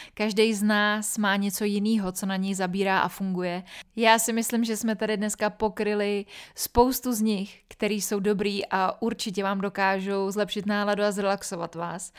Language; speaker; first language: Czech; native; Czech